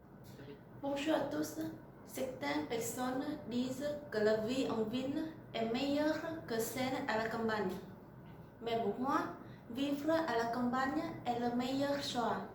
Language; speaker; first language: French; non-native, learner; Vietnamese